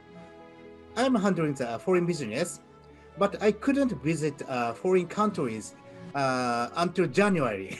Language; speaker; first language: English; non-native, learner; Japanese